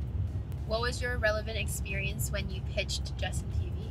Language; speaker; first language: English; native; English